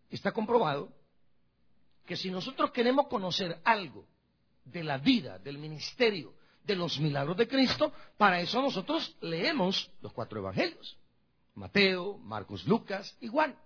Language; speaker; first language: Spanish; native; Spanish